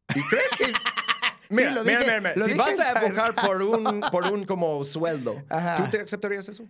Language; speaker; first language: Spanish; non-native, fluent; English